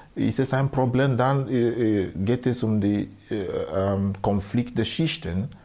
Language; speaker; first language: German; non-native, fluent; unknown